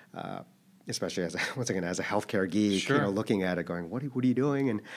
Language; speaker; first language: English; early bilingual, other home language; Korean